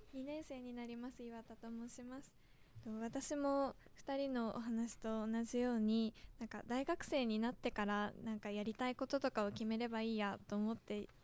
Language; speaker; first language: Japanese; native; Japanese